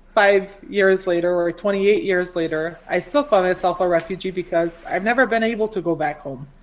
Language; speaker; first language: English; early bilingual, other home language; Croatian